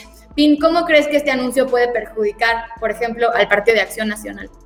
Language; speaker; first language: Spanish; native; Spanish